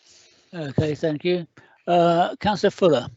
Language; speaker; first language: English; native; English